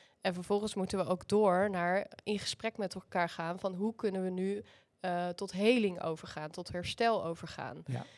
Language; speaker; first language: Dutch; native; Dutch